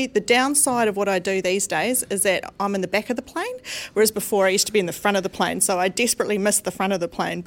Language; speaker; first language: English; native; English